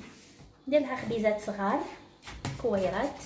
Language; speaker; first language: Arabic; native; Arabic